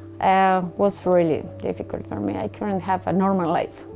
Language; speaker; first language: English; non-native, learner; Spanish